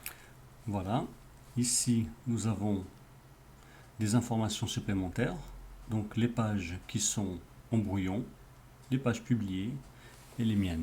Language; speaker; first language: French; native; French